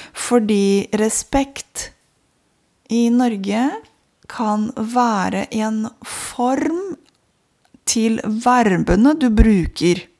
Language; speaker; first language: Norwegian; non-native, fluent; Romanian